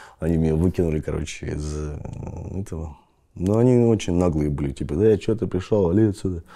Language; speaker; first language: Russian; native; Russian